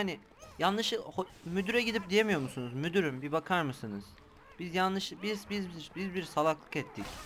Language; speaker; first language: Turkish; native; Turkish